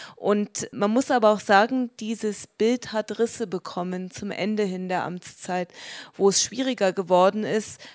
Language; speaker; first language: German; native; German